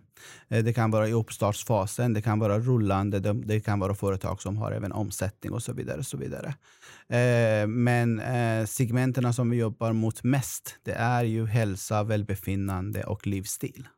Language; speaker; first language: Swedish; non-native, fluent; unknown